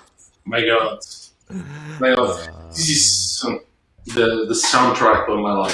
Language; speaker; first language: English; non-native, learner; Italian